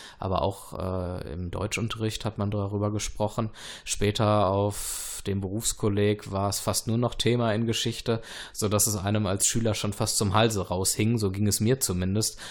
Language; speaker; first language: German; early bilingual, other home language; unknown